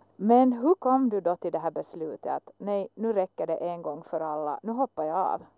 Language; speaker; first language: Swedish; native; Swedish